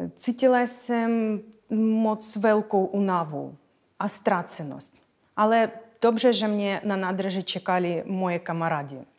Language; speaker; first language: Czech; non-native, fluent; Ukrainian